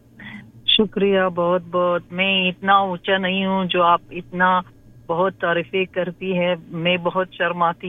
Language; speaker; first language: Hindi; non-native, learner; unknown